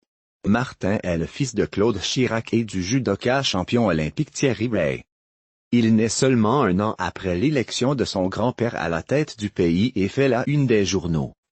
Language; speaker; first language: French; native; French